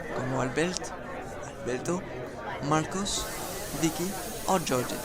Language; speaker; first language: Spanish; non-native, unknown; French